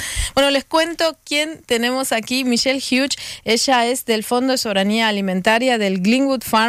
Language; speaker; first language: Spanish; native; Spanish